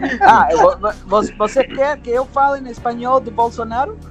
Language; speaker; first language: Portuguese; non-native, fluent; Spanish